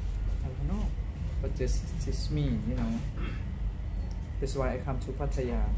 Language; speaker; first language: English; non-native, learner; Thai